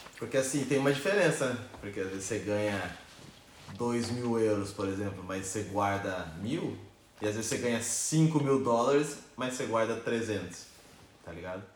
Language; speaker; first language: Portuguese; native; Portuguese